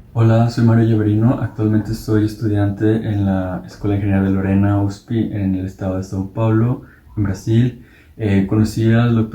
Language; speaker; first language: Spanish; native; Spanish